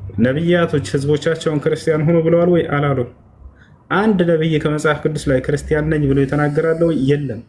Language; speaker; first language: Amharic; native; Amharic